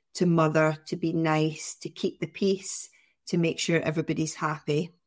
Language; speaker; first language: English; native; English